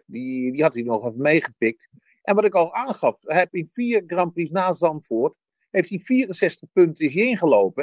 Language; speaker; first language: Dutch; native; Dutch